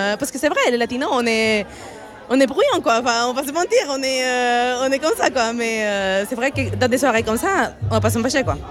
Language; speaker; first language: French; non-native, fluent; Spanish